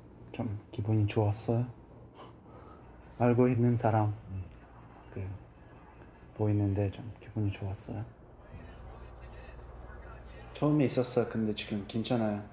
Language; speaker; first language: Korean; non-native, learner; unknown